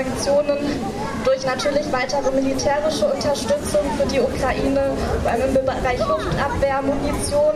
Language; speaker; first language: German; native; German